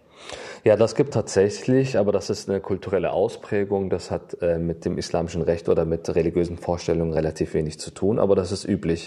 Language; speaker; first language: German; native; German